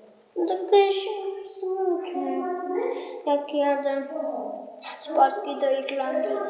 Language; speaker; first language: Polish; early bilingual, heritage; Polish